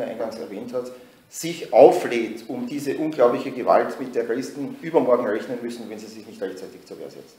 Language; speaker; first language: German; native; German